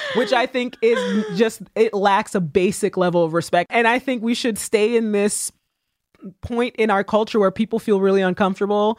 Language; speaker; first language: English; early bilingual, other home language; Haitian Creole